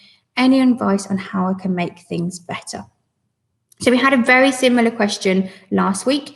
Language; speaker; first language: English; native; English